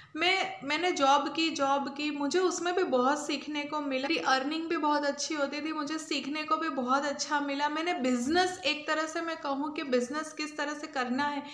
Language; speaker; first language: Hindi; non-native, local second language; Gujarati